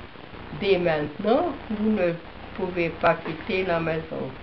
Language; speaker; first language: French; non-native, fluent; Hungarian